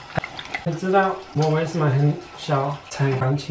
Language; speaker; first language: Chinese; non-native, fluent; Danish